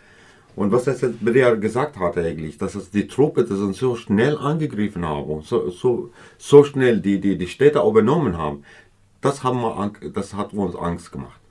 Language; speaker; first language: German; non-native, learner; Kurdish